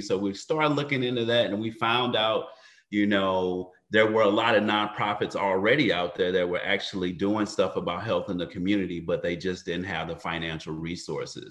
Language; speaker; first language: English; native; English